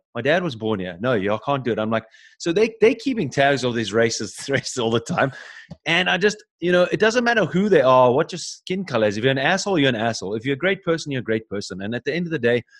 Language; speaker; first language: English; native; English